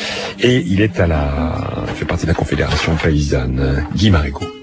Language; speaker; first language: French; native; French